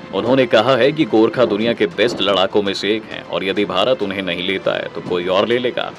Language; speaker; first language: Hindi; native; Hindi